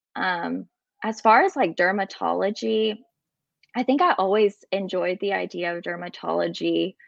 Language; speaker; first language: English; native; English